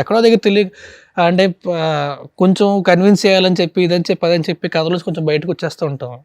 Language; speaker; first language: Telugu; native; Telugu